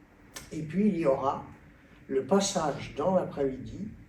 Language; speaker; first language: French; native; French